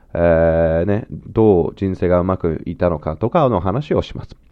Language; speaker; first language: Japanese; non-native, fluent; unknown